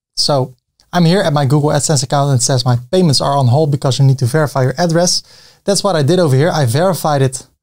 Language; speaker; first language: English; non-native, fluent; Dutch